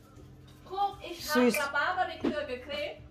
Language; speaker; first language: German; non-native, fluent; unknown